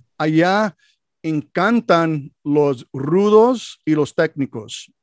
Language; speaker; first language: Spanish; non-native, learner; English